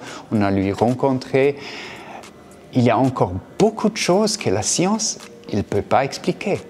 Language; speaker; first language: French; non-native, fluent; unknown